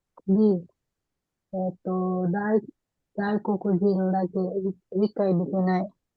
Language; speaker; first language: Japanese; non-native, learner; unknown